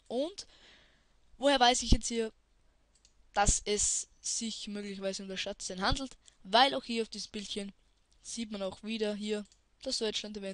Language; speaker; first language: German; native; German